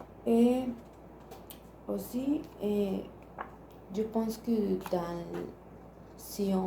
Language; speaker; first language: French; non-native, learner; Spanish